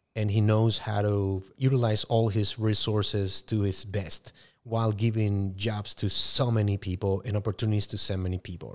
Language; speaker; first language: English; non-native, fluent; Spanish